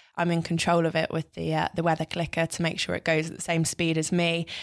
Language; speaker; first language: English; native; English